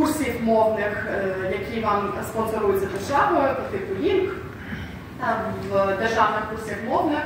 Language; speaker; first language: Ukrainian; native; Ukrainian